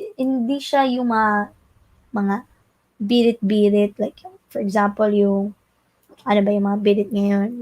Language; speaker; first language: Filipino; non-native, local second language; Cebuano